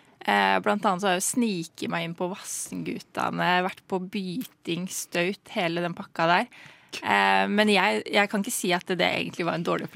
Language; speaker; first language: Norwegian; native; Norwegian